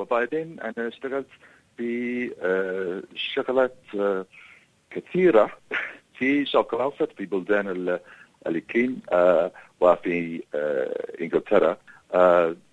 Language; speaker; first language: Arabic; non-native, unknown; English